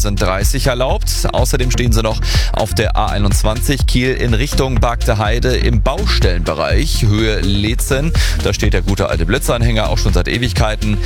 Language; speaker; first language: German; native; German